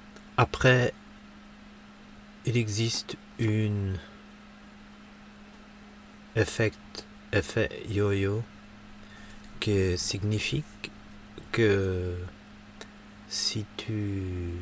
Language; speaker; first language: French; non-native, learner; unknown